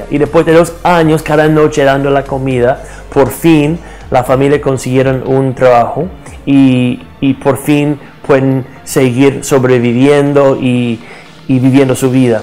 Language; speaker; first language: Spanish; non-native, learner; English